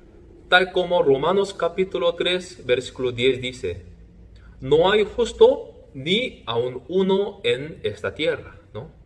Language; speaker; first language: Spanish; non-native, fluent; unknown